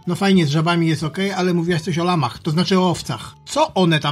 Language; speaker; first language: Polish; native; Polish